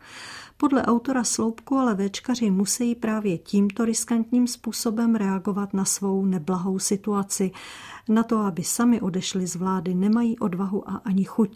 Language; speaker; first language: Czech; native; Czech